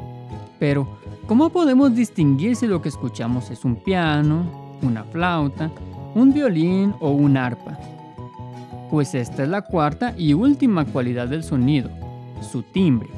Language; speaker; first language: Spanish; native; Spanish